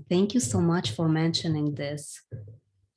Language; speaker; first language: English; non-native, fluent; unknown